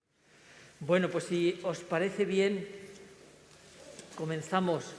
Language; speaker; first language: Spanish; native; Spanish